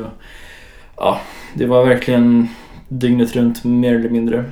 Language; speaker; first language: Swedish; native; Swedish